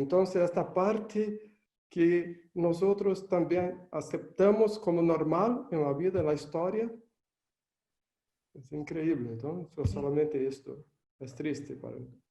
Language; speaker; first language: Spanish; non-native, fluent; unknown